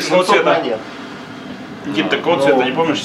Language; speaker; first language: Russian; native; Russian